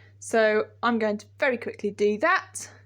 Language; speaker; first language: English; native; English